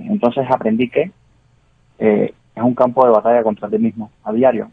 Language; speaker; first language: Spanish; native; Spanish